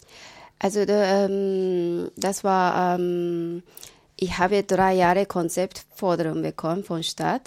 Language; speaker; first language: German; non-native, learner; Japanese